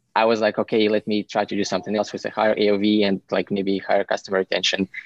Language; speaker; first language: English; non-native, fluent; Ukrainian